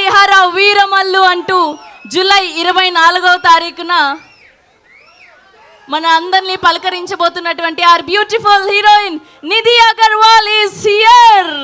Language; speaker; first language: Telugu; native; Telugu